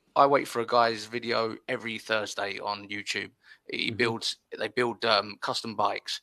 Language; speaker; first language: English; early bilingual, other home language; Spanish